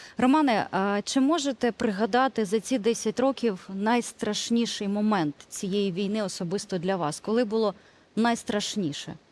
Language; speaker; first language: Ukrainian; native; Ukrainian